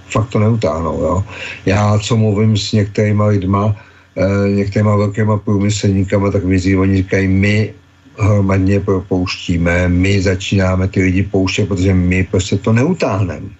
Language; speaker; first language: Czech; native; Czech